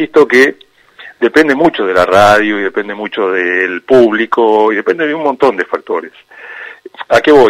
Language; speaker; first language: Spanish; native; Spanish